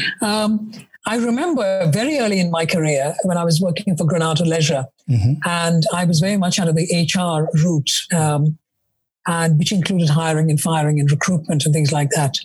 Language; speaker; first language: English; non-native, local second language; Malayalam